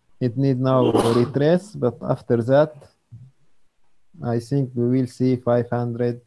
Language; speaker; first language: English; non-native, learner; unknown